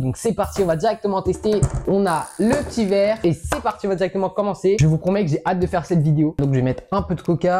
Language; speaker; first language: French; native; French